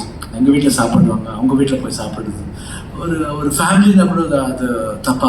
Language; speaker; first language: Tamil; non-native, local second language; Kannada